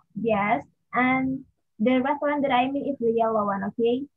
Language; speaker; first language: English; non-native, learner; Indonesian